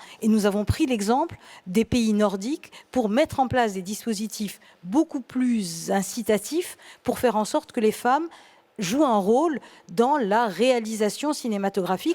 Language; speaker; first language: French; native; French